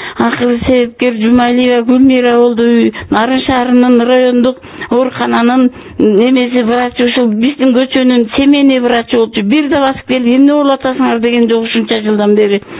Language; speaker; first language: Kyrgyz; native; Kyrgyz